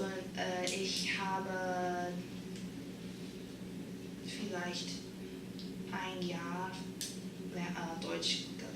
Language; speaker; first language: German; non-native, learner; Chinese